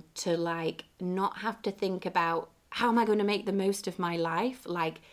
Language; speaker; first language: English; native; English